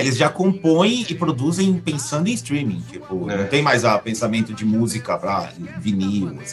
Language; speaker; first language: Portuguese; native; Portuguese